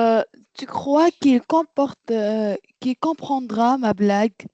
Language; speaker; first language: French; non-native, learner; Arabic